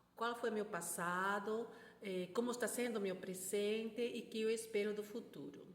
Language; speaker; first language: Portuguese; non-native, fluent; Spanish